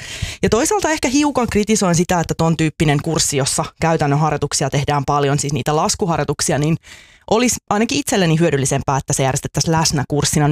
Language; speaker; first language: Finnish; native; Finnish